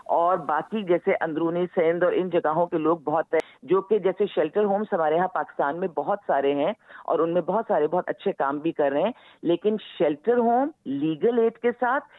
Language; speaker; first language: Urdu; native; Urdu